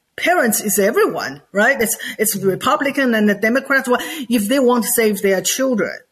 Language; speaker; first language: English; non-native, fluent; Chinese